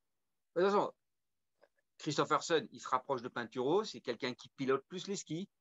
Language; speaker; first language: French; native; French